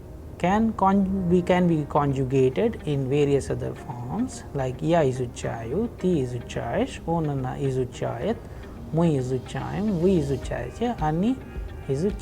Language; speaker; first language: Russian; non-native, fluent; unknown